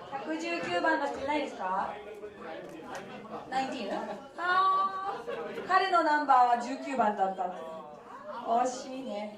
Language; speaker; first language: Japanese; non-native, fluent; Bangla